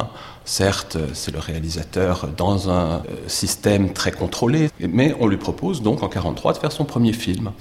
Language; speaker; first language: French; native; French